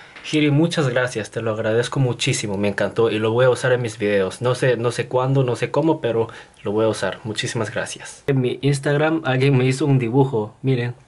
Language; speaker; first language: Spanish; non-native, fluent; Korean